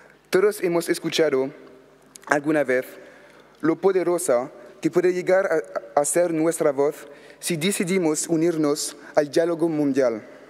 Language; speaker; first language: Spanish; non-native, fluent; English